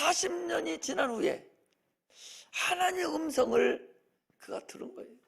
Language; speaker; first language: Korean; native; Korean